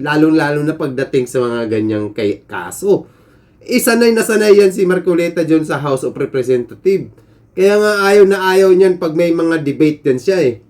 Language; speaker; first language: Filipino; native; Filipino